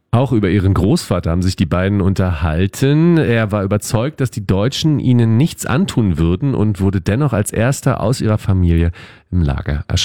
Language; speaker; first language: German; native; German